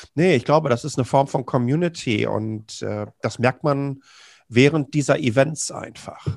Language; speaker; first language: German; native; German